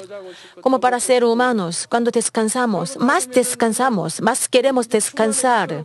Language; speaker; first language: Spanish; non-native, learner; Korean